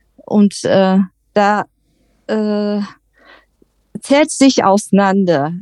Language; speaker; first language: German; non-native, learner; Chinese